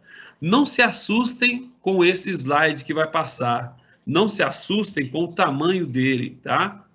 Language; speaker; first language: Portuguese; native; Portuguese